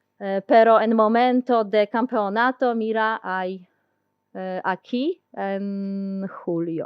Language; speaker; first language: Spanish; non-native, learner; Polish